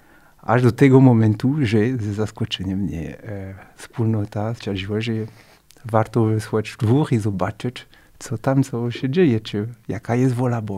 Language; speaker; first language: Polish; non-native, fluent; French